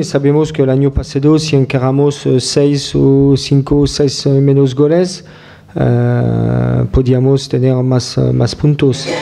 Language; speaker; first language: Spanish; non-native, fluent; French